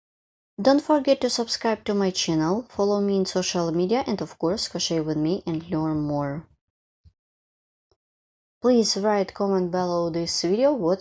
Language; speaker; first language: English; non-native, fluent; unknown